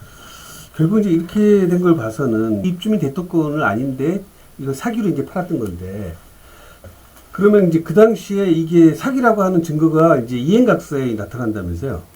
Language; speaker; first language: Korean; native; Korean